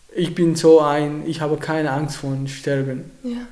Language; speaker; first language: German; non-native, learner; Arabic